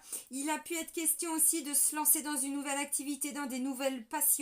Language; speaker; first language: French; native; French